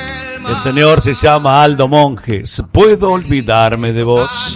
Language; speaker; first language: Spanish; native; Spanish